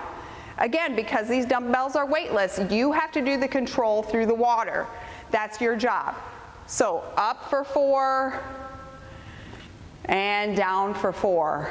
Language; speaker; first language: English; native; English